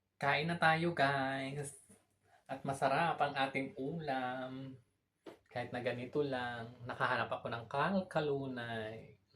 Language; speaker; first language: Filipino; non-native, local second language; Iloko